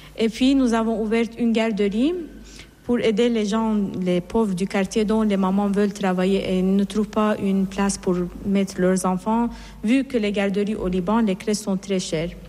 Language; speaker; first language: French; non-native, fluent; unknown